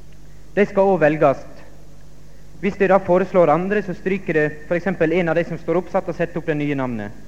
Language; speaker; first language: Norwegian; native; Norwegian